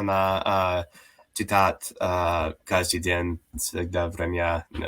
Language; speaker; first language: Russian; non-native, learner; English